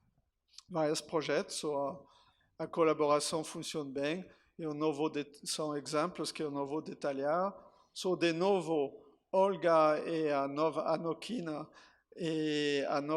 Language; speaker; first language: Portuguese; non-native, fluent; French